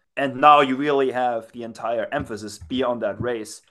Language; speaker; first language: English; non-native, fluent; German